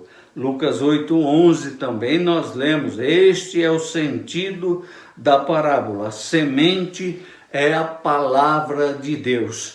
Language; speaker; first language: Portuguese; native; Portuguese